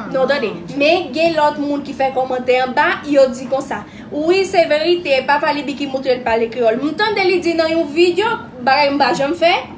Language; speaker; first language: Haitian Creole; non-native, fluent; Portuguese